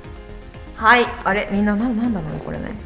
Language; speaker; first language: Japanese; native; Japanese